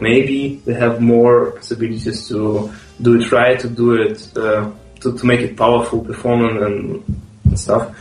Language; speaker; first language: English; non-native, fluent; Russian